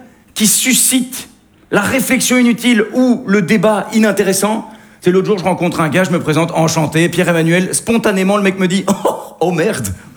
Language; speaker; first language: French; native; French